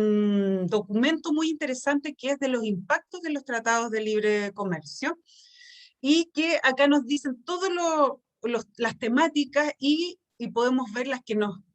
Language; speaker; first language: Spanish; native; Spanish